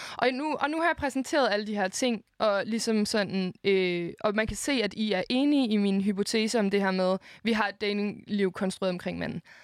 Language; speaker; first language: Danish; native; Danish